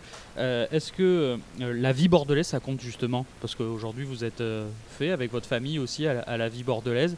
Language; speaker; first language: French; native; French